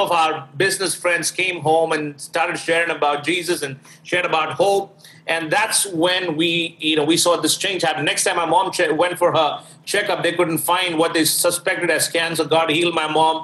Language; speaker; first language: English; non-native, local second language; Malayalam